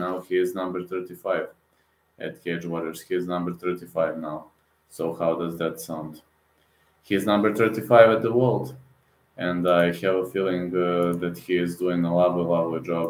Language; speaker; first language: English; non-native, fluent; Serbian